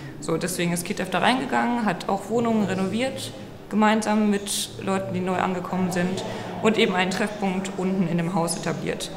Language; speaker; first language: German; native; German